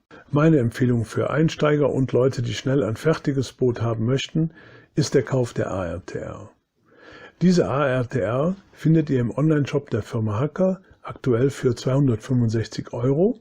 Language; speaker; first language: German; native; German